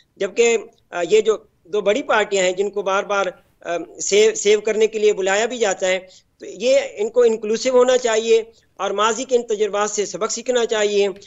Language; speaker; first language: Urdu; native; Urdu